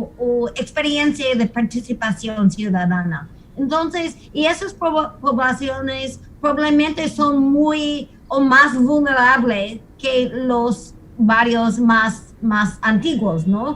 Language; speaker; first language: Spanish; non-native, fluent; English